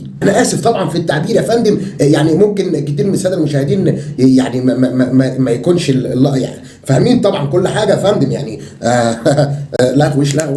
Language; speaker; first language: Arabic; native; Arabic